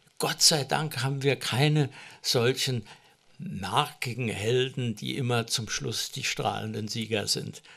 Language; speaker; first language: German; native; German